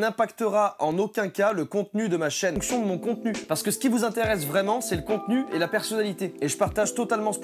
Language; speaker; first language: French; native; French